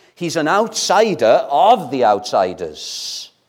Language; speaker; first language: English; non-native, local second language; Welsh